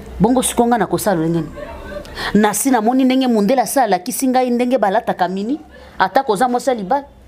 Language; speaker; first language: Lingala; non-native, local second language; Swahili